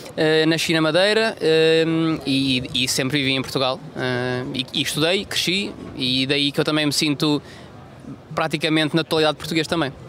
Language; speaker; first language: Portuguese; native; Portuguese